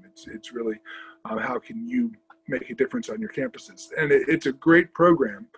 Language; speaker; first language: English; native; English